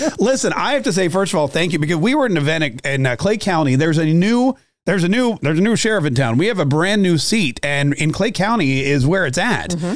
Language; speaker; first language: English; native; English